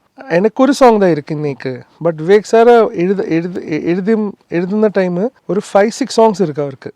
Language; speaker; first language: Tamil; non-native, learner; Malayalam